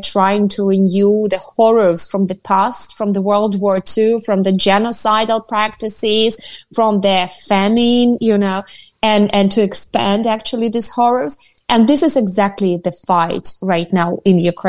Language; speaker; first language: English; non-native, fluent; Ukrainian